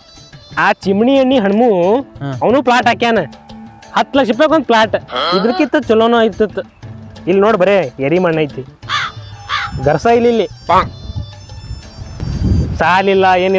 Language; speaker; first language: Kannada; native; Kannada